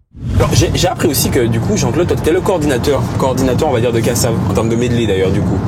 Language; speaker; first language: French; native; French